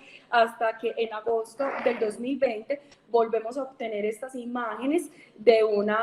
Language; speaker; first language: Spanish; native; Spanish